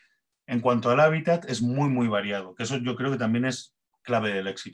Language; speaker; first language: Spanish; native; Spanish